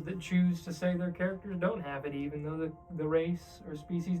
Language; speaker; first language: English; native; English